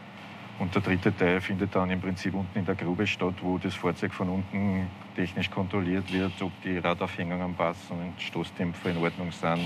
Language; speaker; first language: German; native; German